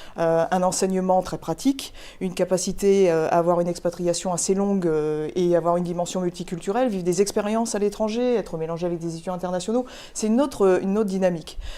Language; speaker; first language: French; native; French